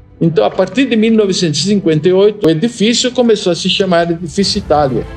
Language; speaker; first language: Portuguese; non-native, fluent; Italian